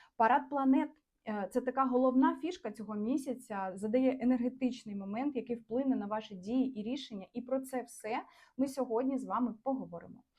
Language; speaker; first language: Ukrainian; non-native, local second language; Russian